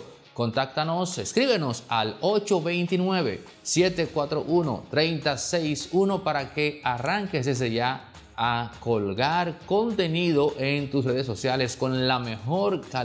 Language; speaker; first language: Spanish; native; Spanish